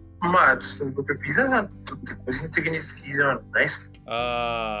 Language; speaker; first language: Japanese; non-native, learner; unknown